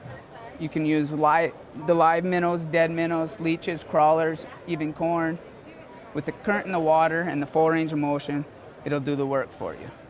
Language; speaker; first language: English; native; English